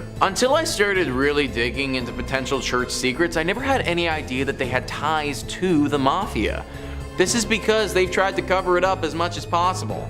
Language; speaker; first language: English; native; English